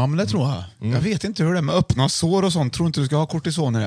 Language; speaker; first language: Swedish; native; Swedish